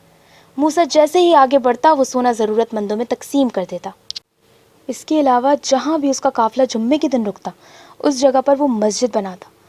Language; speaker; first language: Urdu; native; Urdu